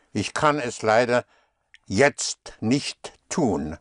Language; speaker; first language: German; non-native, fluent; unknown